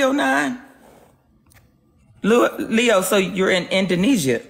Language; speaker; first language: English; native; English